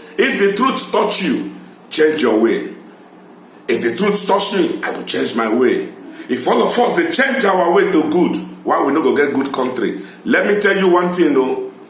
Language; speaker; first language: Nigerian Pidgin; non-native, local second language; Igbo